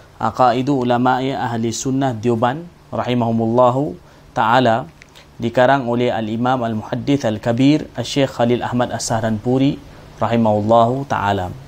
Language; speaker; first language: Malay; native; Malay